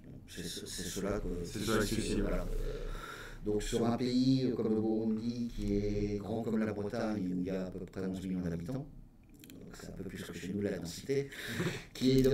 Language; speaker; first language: French; native; French